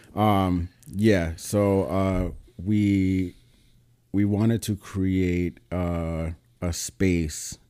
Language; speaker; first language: English; native; English